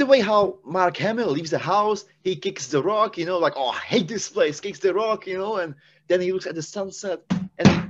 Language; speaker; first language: English; non-native, fluent; Czech